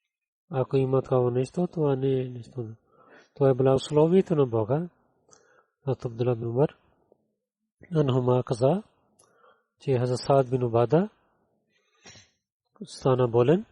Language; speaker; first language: Bulgarian; non-native, learner; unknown